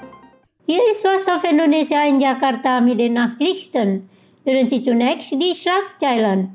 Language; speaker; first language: German; non-native, fluent; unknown